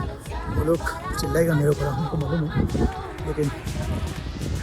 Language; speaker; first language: Hindi; non-native, local second language; Bangla